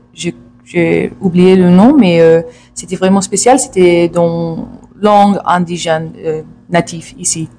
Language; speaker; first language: French; non-native, learner; English